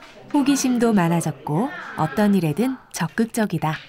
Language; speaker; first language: Korean; native; Korean